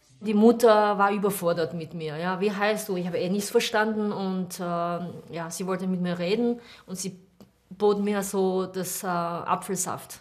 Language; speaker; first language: German; non-native, fluent; Chinese